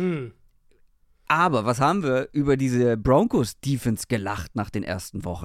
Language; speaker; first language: German; native; German